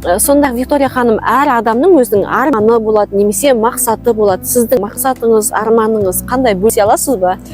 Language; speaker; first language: Kazakh; native; Kazakh